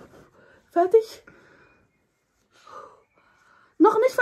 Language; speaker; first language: German; non-native, learner; Somali